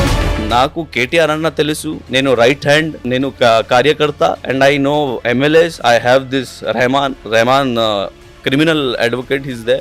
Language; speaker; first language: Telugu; non-native, local second language; Urdu